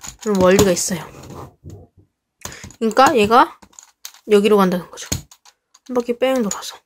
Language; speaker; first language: Korean; native; Korean